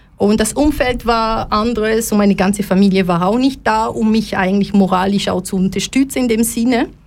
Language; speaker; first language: German; non-native, fluent; Lingala